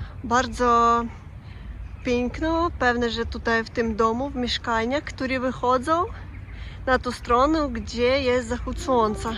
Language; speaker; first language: Polish; non-native, learner; Russian